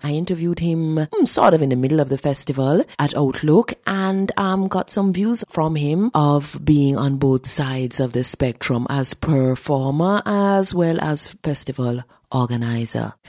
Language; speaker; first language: English; native; English